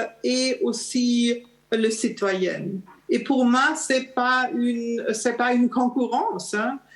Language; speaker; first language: French; non-native, learner; German